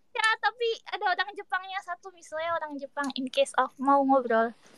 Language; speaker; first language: Japanese; non-native, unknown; Indonesian